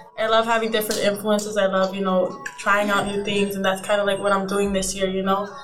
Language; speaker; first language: English; early bilingual, other home language; Spanish